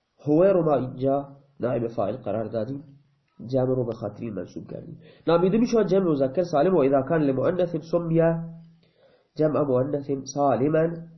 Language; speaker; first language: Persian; non-native, local second language; Baluchi